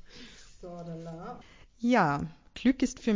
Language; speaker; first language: German; native; German